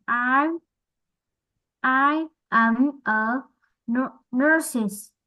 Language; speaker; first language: English; non-native, learner; Vietnamese